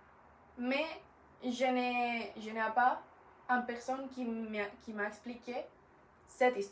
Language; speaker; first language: French; non-native, learner; Spanish